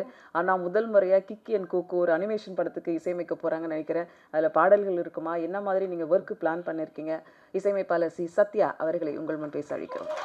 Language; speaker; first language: Tamil; native; Tamil